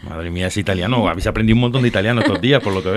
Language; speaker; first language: Spanish; native; Spanish